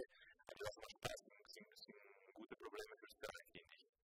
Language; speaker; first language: German; non-native, local second language; Italian